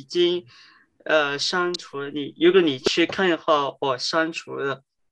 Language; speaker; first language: Chinese; early bilingual, heritage; Cantonese